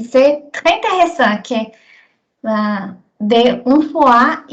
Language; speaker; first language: French; non-native, learner; Portuguese